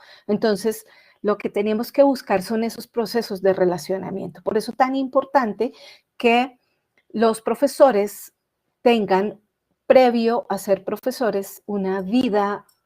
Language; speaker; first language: Spanish; native; Spanish